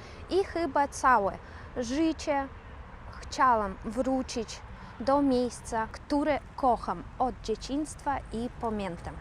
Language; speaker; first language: Polish; non-native, fluent; Russian